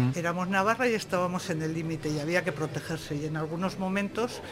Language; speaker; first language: Spanish; native; Spanish